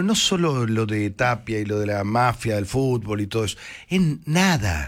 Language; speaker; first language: Spanish; native; Spanish